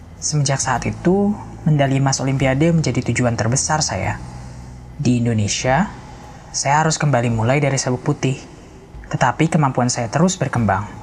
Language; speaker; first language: Indonesian; non-native, fluent; Persian